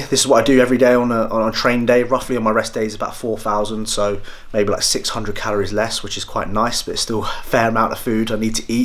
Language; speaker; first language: English; native; English